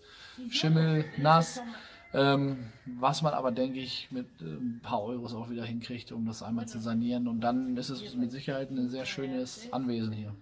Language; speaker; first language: German; native; German